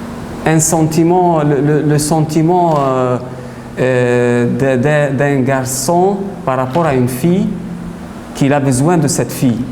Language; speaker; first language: French; non-native, fluent; Arabic